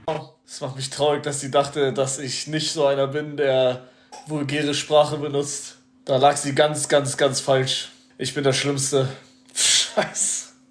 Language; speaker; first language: German; native; German